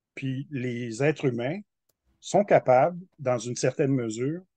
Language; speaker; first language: French; native; French